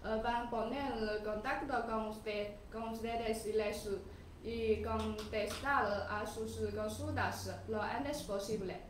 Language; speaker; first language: Spanish; non-native, learner; Chinese